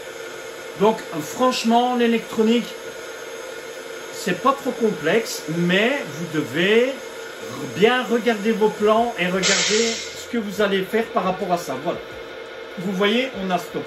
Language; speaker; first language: French; native; French